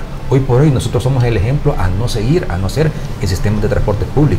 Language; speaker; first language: Spanish; native; Spanish